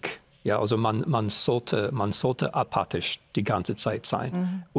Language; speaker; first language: German; non-native, fluent; English